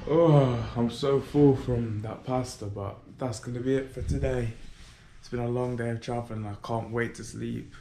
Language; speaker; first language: English; native; English